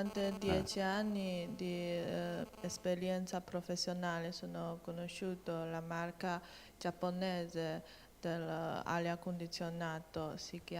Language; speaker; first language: Italian; non-native, learner; Chinese